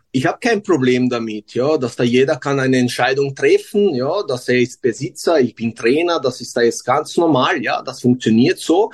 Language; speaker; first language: German; non-native, learner; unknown